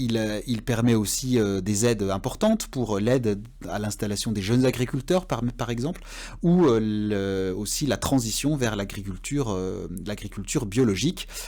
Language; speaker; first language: French; native; French